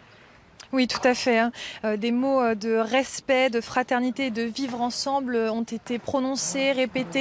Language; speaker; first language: French; native; French